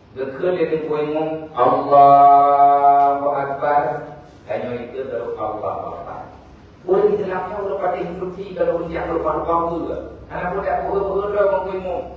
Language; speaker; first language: Malay; non-native, local second language; Achinese